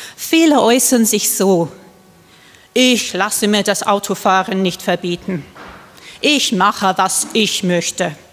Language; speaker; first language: German; non-native, fluent; English